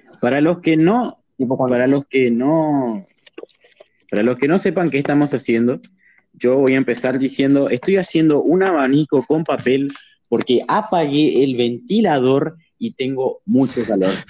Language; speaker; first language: Spanish; native; Spanish